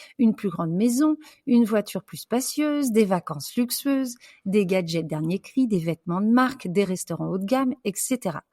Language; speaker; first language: French; native; French